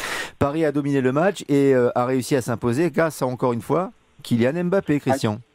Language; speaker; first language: French; native; French